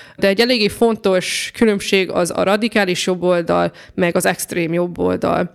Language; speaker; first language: Hungarian; early bilingual, heritage; Hungarian